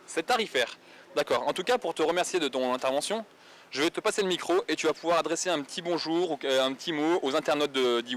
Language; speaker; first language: French; native; French